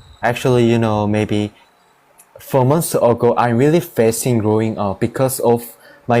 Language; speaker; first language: English; non-native, learner; Korean